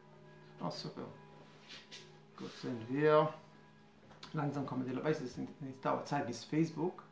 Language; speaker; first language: German; non-native, fluent; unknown